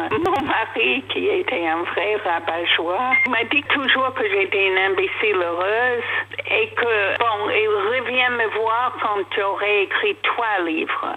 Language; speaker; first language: French; non-native, fluent; English